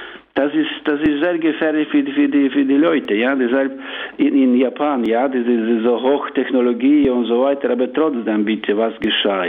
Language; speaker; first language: German; non-native, learner; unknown